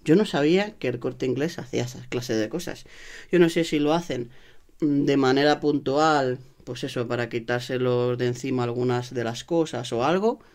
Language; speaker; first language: Spanish; native; Spanish